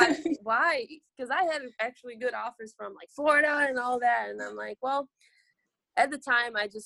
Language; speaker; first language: English; non-native, fluent; Portuguese